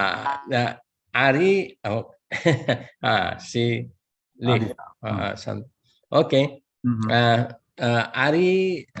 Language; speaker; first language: English; non-native, learner; Indonesian